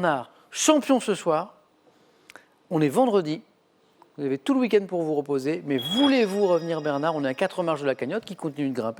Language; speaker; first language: French; native; French